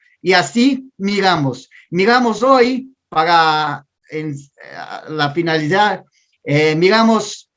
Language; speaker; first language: Spanish; non-native, learner; Portuguese